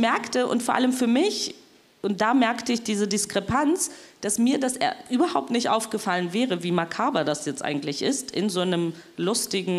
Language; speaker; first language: German; non-native, fluent; Georgian